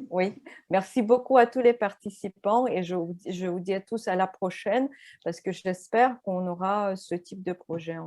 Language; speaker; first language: French; non-native, fluent; Russian